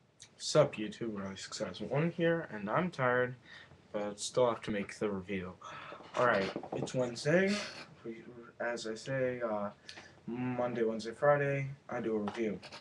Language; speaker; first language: English; native; English